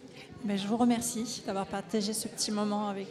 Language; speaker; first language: French; native; French